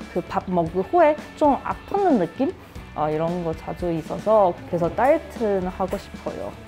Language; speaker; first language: Korean; non-native, learner; Chinese